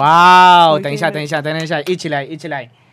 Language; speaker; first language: Chinese; non-native, fluent; Spanish